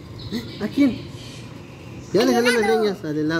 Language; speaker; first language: Spanish; native; Spanish